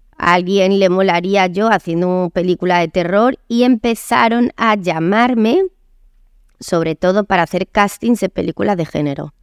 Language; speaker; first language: Spanish; native; Spanish